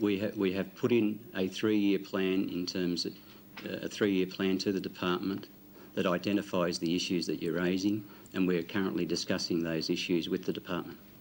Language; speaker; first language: English; native; English